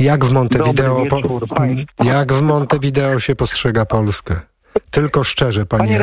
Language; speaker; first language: Polish; native; Polish